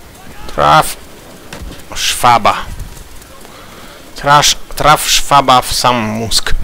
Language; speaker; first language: Polish; native; Polish